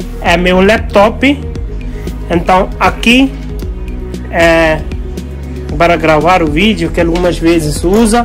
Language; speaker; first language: Portuguese; non-native, fluent; Hindi